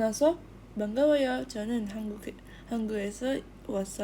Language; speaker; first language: Korean; non-native, learner; Indonesian